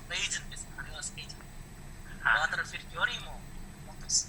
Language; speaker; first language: Japanese; non-native, learner; Indonesian